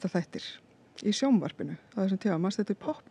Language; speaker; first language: Icelandic; native; Icelandic